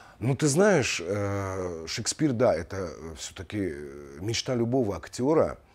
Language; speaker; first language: Russian; non-native, local second language; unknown